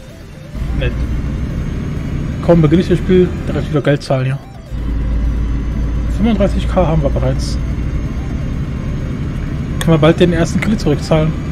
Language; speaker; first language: German; native; German